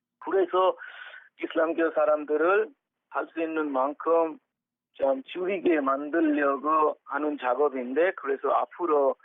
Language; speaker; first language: Korean; non-native, fluent; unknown